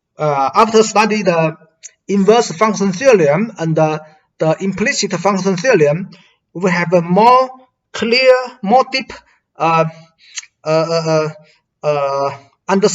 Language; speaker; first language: English; non-native, fluent; Chinese